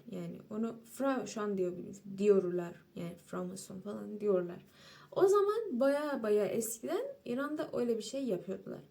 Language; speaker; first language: Turkish; non-native, fluent; Persian